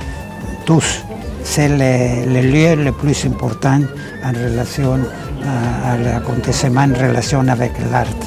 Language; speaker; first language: French; non-native, learner; Spanish